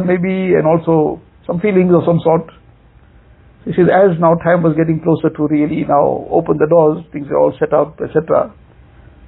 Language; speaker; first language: English; native; English